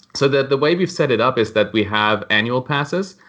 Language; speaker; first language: English; non-native, fluent; German